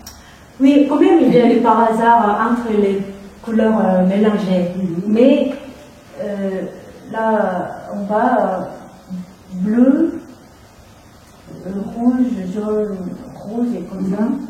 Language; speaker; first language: French; non-native, fluent; Korean